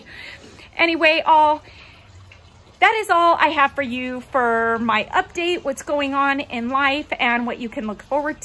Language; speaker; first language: English; native; English